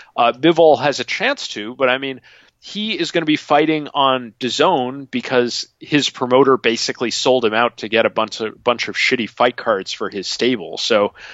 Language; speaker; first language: English; native; English